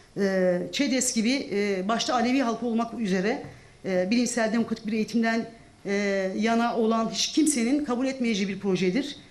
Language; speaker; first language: Turkish; non-native, local second language; Zaza